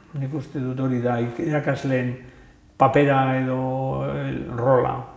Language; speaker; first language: Basque; non-native, local second language; Spanish